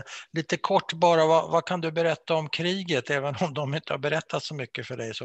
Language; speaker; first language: Swedish; native; Swedish